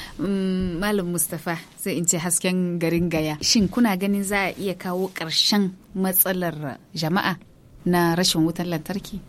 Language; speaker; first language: Hausa; native; Hausa